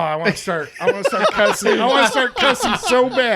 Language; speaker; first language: English; native; English